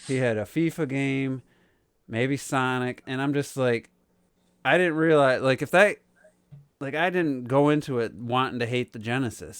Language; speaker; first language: English; native; English